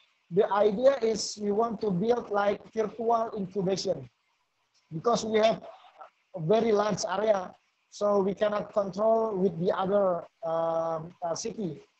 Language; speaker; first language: English; non-native, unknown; Sundanese